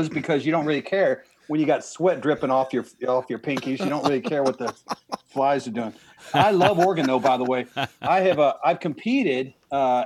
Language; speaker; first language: English; native; English